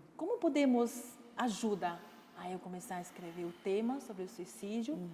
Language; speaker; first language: Portuguese; non-native, fluent; Chinese